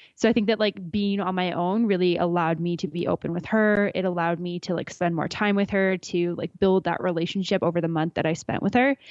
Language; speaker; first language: English; native; English